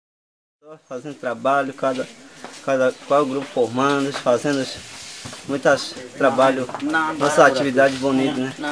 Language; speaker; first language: Portuguese; non-native, local second language; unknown